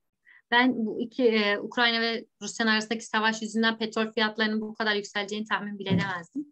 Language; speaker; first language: Turkish; non-native, fluent; Korean